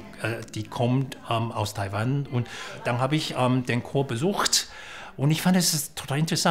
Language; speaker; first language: German; non-native, fluent; Chinese